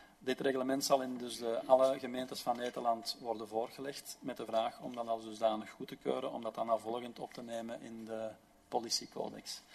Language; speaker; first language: Dutch; native; Dutch